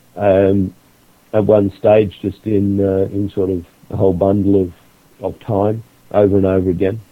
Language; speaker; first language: English; native; English